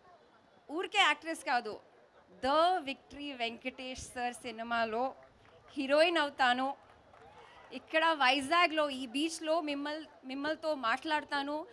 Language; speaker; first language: Telugu; non-native, learner; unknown